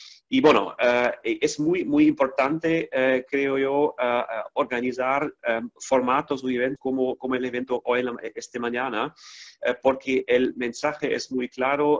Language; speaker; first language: Spanish; non-native, fluent; German